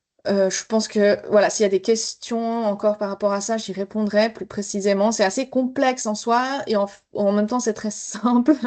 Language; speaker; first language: French; native; French